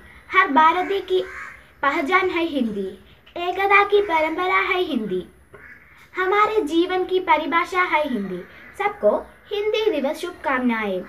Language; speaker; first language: Hindi; non-native, local second language; Malayalam